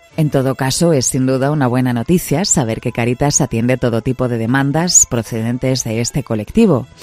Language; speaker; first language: Spanish; native; Spanish